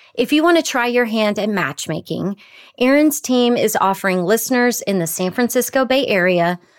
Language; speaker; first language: English; native; English